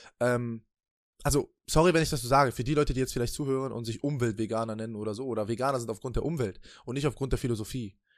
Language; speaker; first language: German; native; German